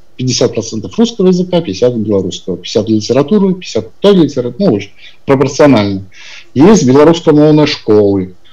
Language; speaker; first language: Russian; native; Russian